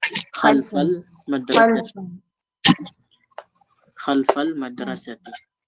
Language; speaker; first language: Arabic; non-native, fluent; Filipino